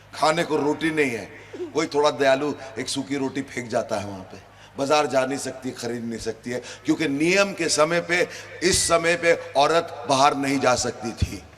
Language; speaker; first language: Hindi; non-native, local second language; Punjabi